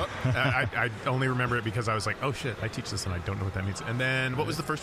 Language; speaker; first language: English; native; English